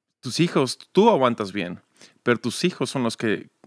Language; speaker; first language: Spanish; early bilingual, other home language; English